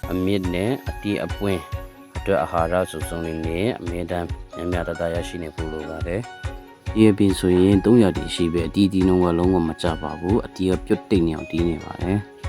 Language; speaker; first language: Burmese; non-native, local second language; Kachin